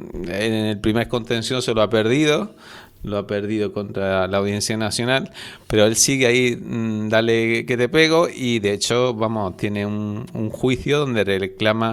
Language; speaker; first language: Spanish; native; Spanish